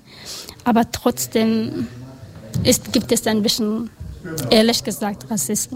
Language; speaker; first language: German; non-native, learner; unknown